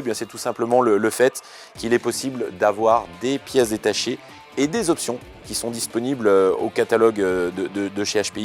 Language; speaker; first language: French; native; French